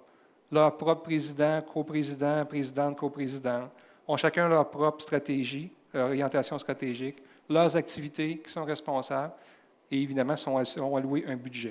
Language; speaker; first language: French; native; French